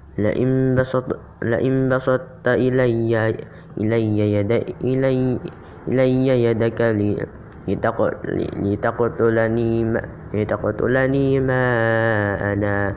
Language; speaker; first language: Arabic; non-native, learner; Indonesian